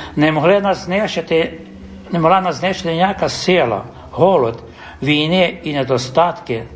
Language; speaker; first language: Ukrainian; early bilingual, heritage; Ukrainian